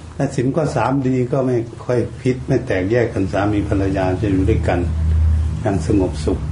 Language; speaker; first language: Thai; native; Thai